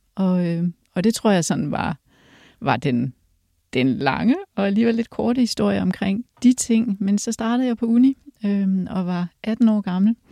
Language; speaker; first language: Danish; early bilingual, other home language; Polish